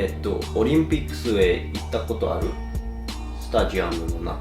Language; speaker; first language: Japanese; early bilingual, heritage; English